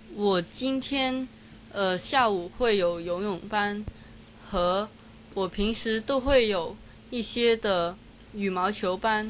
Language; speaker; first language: Chinese; non-native, local second language; Cantonese